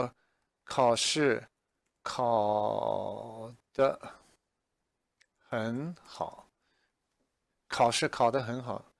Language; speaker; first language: Chinese; non-native, fluent; English